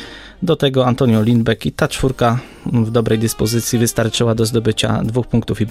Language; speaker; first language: Polish; native; Polish